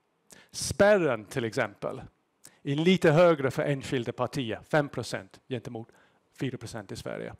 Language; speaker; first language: Swedish; non-native, fluent; English